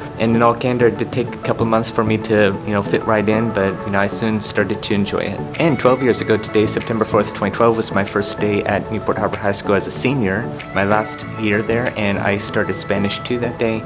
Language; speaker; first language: English; native; English